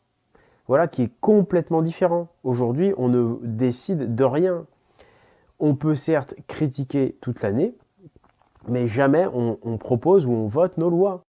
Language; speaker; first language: French; native; French